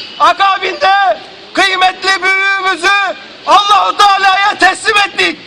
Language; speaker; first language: Turkish; native; Turkish